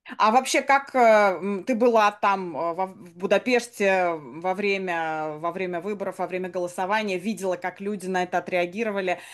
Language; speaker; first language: Russian; native; Russian